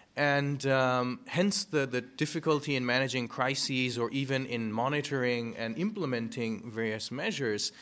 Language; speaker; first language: English; early bilingual, other home language; German